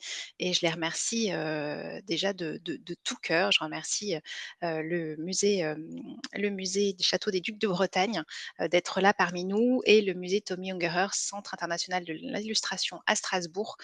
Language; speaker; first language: French; native; French